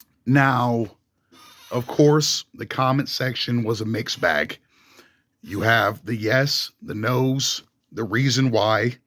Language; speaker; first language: English; native; English